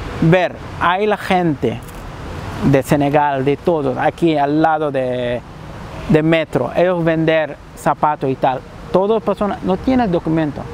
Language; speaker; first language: Spanish; non-native, learner; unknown